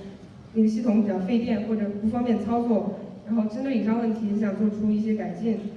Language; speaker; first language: Chinese; native; Chinese